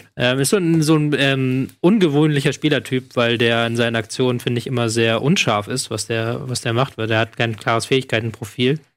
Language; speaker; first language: German; native; German